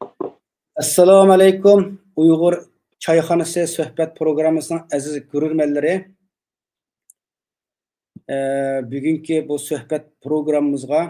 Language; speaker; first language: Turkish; non-native, learner; Uyghur